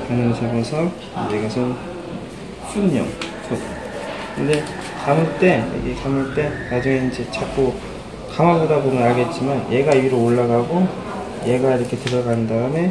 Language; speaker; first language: Korean; native; Korean